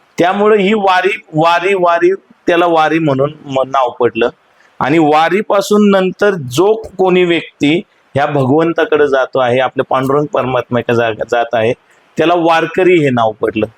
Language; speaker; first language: Marathi; native; Marathi